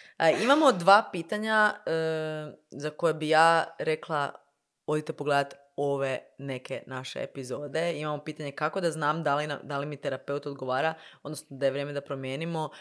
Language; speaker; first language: Croatian; native; Croatian